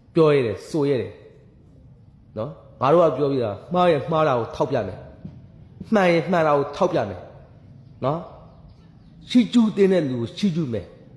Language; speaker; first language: Burmese; native; Burmese